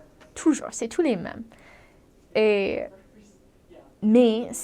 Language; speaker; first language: French; non-native, learner; English